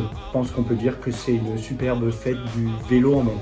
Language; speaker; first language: French; native; French